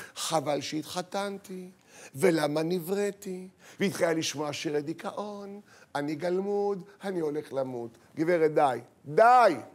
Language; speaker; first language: Hebrew; native; Hebrew